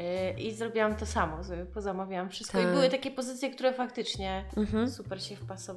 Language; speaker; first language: Polish; native; Polish